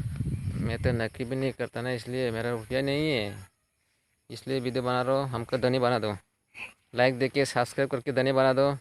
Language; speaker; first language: Hindi; non-native, local second language; Kok Borok